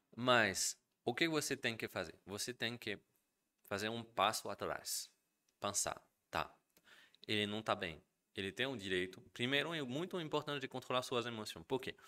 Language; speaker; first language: Portuguese; non-native, fluent; French